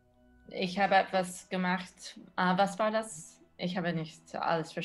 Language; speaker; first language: German; non-native, learner; English